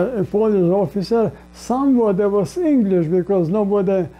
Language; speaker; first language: English; non-native, learner; Polish